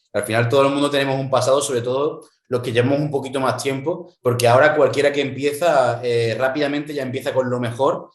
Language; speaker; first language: Spanish; native; Spanish